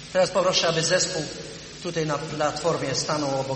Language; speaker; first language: Polish; native; Polish